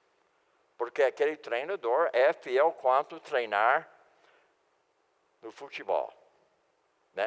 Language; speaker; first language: Portuguese; non-native, fluent; English